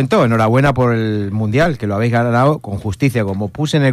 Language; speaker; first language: Spanish; native; Spanish